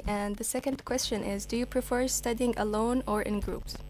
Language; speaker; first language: English; non-native, fluent; Arabic